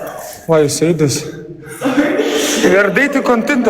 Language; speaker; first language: English; non-native, learner; Lithuanian